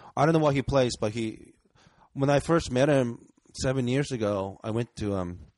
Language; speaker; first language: English; early bilingual, other home language; Japanese